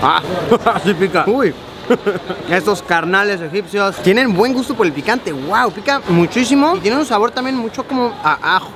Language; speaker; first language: Spanish; native; Spanish